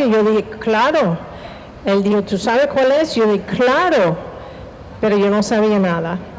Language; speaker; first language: Spanish; non-native, fluent; English